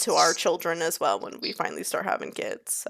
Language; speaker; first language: English; native; English